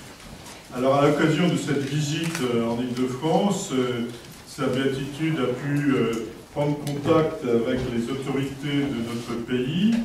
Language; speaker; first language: French; native; French